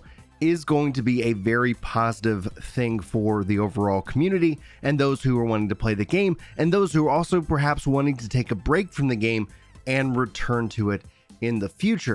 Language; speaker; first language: English; native; English